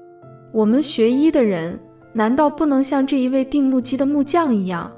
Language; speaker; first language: Chinese; native; Chinese